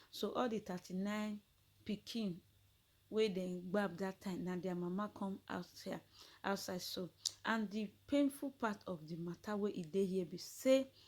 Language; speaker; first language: Nigerian Pidgin; native; Nigerian Pidgin